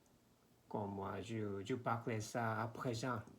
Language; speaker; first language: French; non-native, learner; Korean